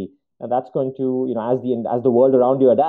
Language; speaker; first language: English; non-native, local second language; Hindi